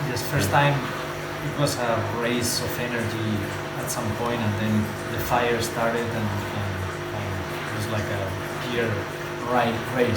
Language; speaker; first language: English; non-native, fluent; Spanish